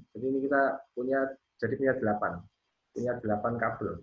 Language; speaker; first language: Indonesian; native; Indonesian